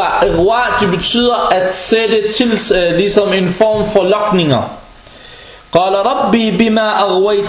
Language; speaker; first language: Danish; non-native, fluent; Arabic